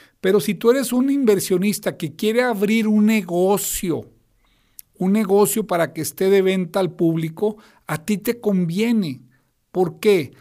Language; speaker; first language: Spanish; native; Spanish